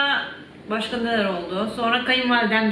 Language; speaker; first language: Turkish; native; Turkish